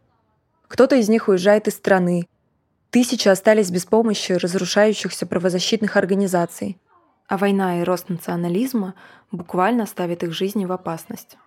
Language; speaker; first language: Russian; native; Russian